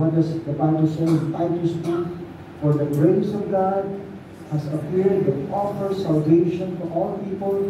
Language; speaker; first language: English; non-native, local second language; Filipino